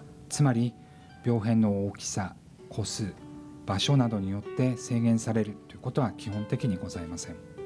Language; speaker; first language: Japanese; native; Japanese